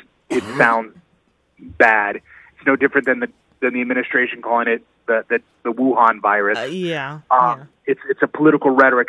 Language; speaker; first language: English; native; English